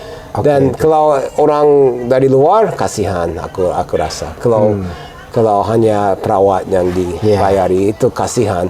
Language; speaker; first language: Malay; non-native, fluent; English